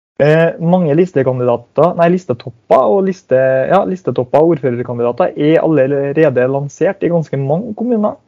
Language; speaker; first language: Norwegian; native; Norwegian